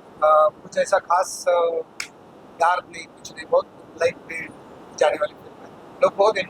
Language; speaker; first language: Hindi; non-native, local second language; Marathi